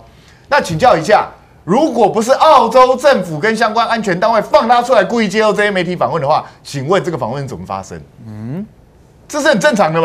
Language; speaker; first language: Chinese; native; Chinese